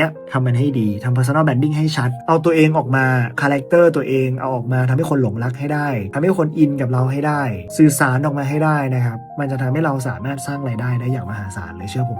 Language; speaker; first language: Thai; native; Thai